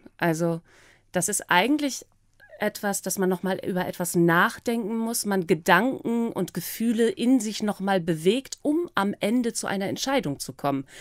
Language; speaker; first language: German; native; German